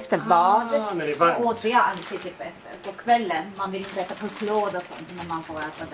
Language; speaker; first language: Swedish; non-native, learner; Japanese